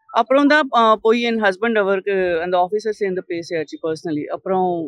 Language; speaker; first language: Tamil; non-native, fluent; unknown